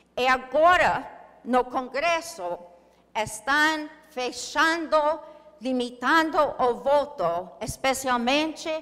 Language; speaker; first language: Portuguese; non-native, learner; English